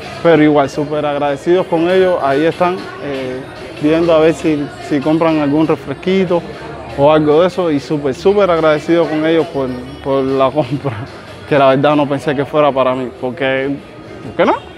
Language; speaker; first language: Spanish; native; Spanish